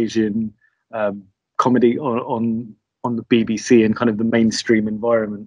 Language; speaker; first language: English; native; English